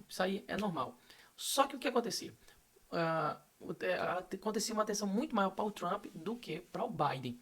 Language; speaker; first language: Portuguese; native; Portuguese